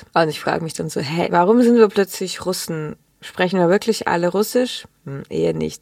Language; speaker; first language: German; early bilingual, other home language; Russian